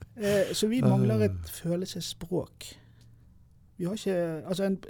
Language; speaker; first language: Norwegian; native; Norwegian